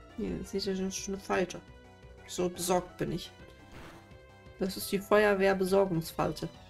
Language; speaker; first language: German; native; German